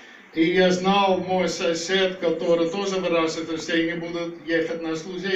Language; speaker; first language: Russian; non-native, learner; Dutch